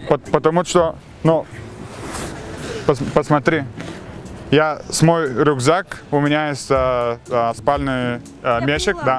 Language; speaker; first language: Russian; non-native, learner; Bulgarian